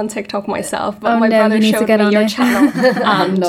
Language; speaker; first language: English; non-native, fluent; Italian